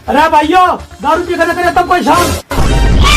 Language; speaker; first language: Hindi; native; Hindi